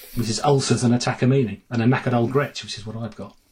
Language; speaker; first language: English; native; English